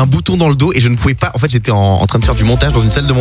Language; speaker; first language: French; native; French